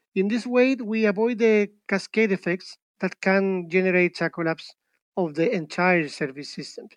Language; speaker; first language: English; non-native, fluent; Spanish